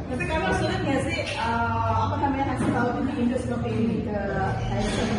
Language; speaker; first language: Indonesian; native; Indonesian